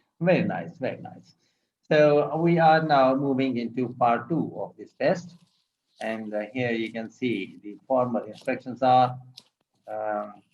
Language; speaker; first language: English; non-native, local second language; Urdu